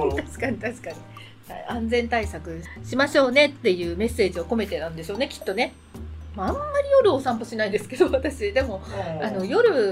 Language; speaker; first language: Japanese; native; Japanese